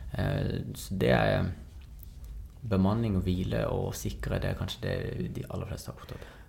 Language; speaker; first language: Norwegian; native; Norwegian